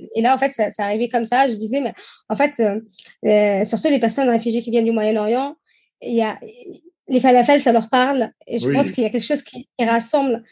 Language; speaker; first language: French; non-native, local second language; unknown